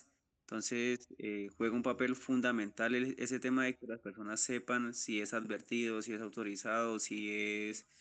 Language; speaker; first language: Spanish; native; Spanish